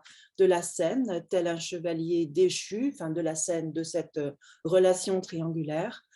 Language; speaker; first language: French; native; French